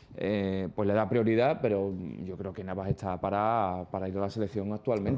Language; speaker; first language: Spanish; native; Spanish